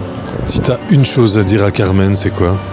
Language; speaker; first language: French; native; French